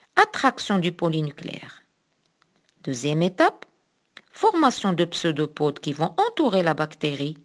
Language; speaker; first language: French; non-native, local second language; Arabic